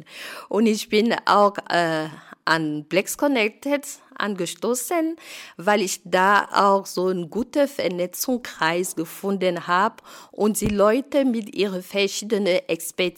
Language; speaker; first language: German; non-native, fluent; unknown